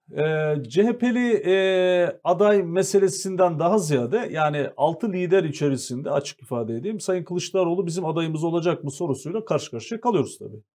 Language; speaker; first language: Turkish; native; Turkish